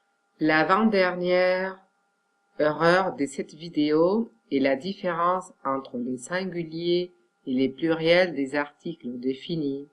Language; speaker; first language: French; non-native, fluent; Catalan